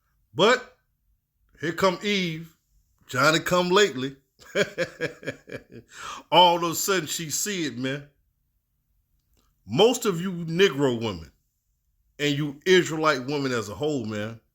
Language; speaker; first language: English; native; English